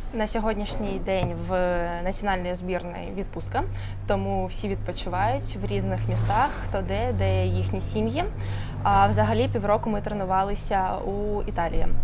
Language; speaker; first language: Ukrainian; non-native, local second language; Russian